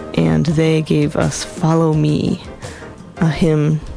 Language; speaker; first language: English; native; English